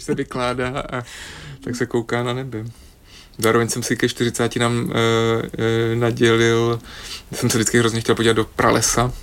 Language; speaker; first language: Czech; native; Czech